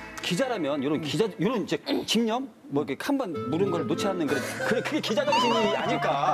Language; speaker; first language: Korean; native; Korean